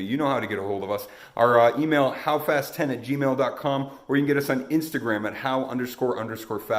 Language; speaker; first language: English; native; English